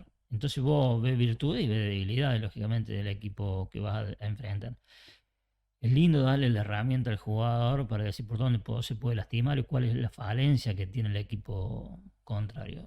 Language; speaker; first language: Spanish; native; Spanish